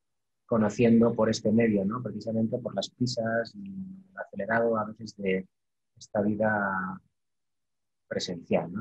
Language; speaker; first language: Spanish; native; Spanish